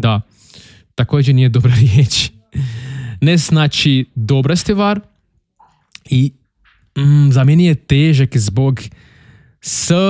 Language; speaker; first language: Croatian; non-native, learner; Portuguese